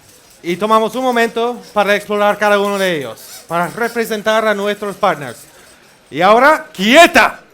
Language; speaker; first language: Spanish; non-native, fluent; English